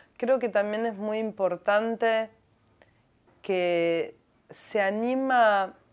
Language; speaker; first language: Spanish; native; Spanish